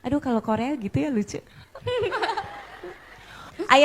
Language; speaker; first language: Indonesian; native; Indonesian